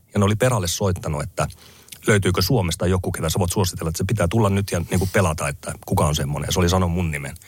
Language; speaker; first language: Finnish; native; Finnish